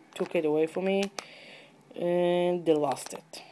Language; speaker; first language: English; non-native, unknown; Hebrew